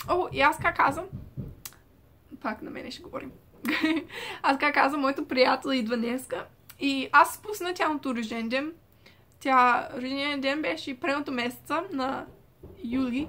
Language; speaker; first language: Bulgarian; early bilingual, heritage; Bulgarian